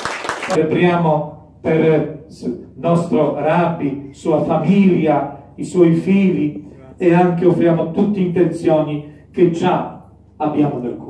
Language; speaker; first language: Italian; non-native, fluent; Polish